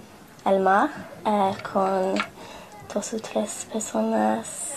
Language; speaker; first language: Spanish; non-native, learner; English